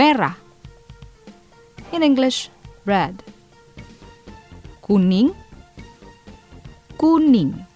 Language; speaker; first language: English; non-native, fluent; Indonesian